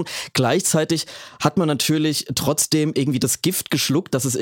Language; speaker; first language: German; native; German